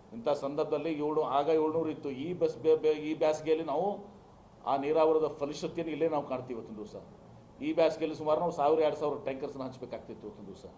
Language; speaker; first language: Kannada; native; Kannada